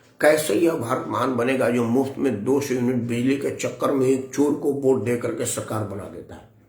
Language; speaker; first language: Hindi; native; Hindi